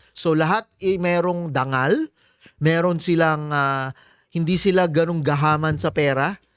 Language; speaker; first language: Filipino; native; Filipino